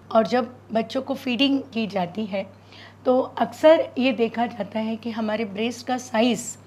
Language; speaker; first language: Hindi; native; Hindi